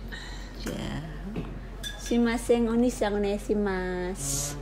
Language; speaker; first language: Japanese; non-native, fluent; Indonesian